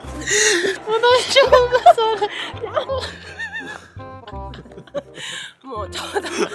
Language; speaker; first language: Japanese; native; Japanese